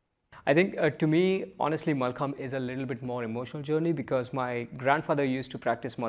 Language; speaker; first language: English; early bilingual, other home language; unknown